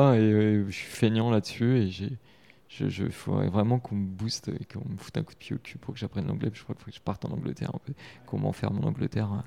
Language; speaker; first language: French; native; French